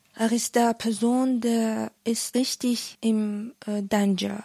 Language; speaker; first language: German; non-native, learner; Persian